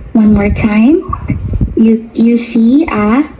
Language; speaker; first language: English; non-native, local second language; Filipino